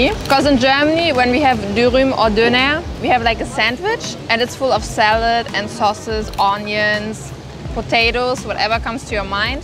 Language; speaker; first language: English; non-native, fluent; German